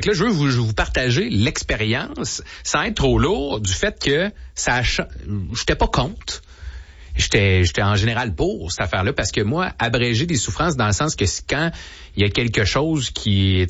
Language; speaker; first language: French; native; French